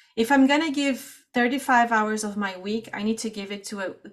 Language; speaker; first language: English; non-native, fluent; Portuguese